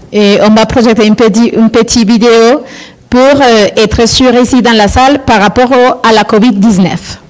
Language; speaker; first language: French; non-native, fluent; Spanish